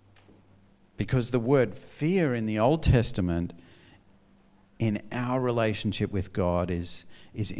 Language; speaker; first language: English; native; English